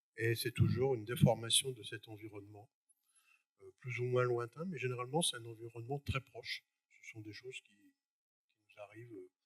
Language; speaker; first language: French; native; French